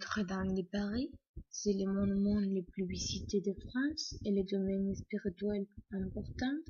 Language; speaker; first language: French; non-native, learner; Spanish